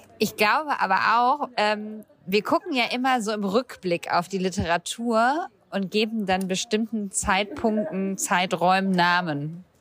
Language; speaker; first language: German; native; German